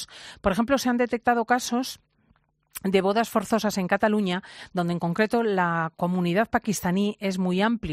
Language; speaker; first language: Spanish; native; Spanish